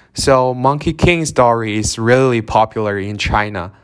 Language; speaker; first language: English; non-native, fluent; Chinese